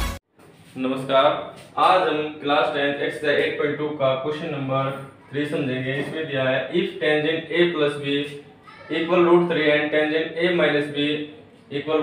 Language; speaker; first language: Hindi; native; Hindi